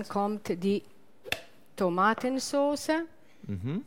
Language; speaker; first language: German; non-native, learner; Italian